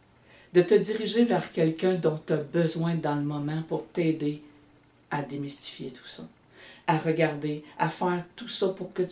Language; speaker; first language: French; native; French